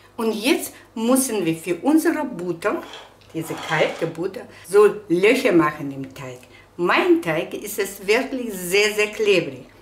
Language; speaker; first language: German; non-native, fluent; Russian